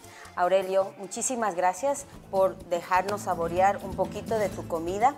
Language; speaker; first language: Spanish; native; Spanish